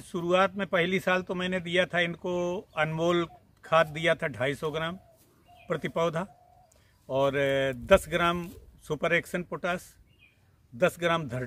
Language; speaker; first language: Hindi; native; Hindi